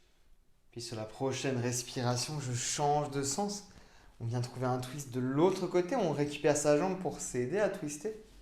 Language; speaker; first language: French; native; French